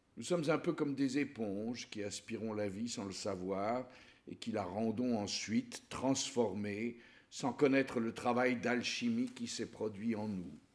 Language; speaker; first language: French; native; French